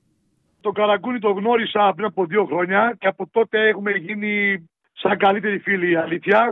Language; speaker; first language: Greek; early bilingual, heritage; Greek